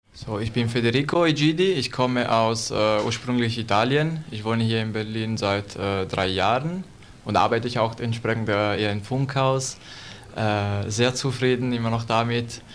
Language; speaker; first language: German; non-native, learner; Italian